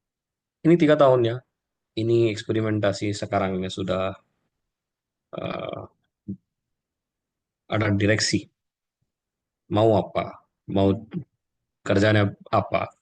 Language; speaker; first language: Indonesian; non-native, learner; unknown